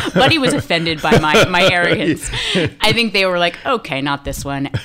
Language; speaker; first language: English; native; English